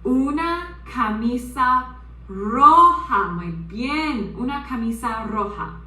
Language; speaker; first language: Spanish; non-native, fluent; English